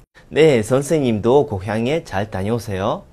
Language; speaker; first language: Korean; non-native, fluent; Russian